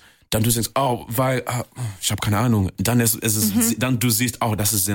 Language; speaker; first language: German; non-native, fluent; English